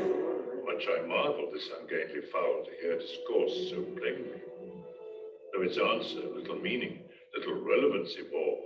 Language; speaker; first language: English; native; English